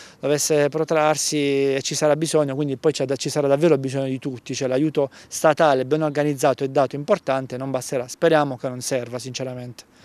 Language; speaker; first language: Italian; native; Italian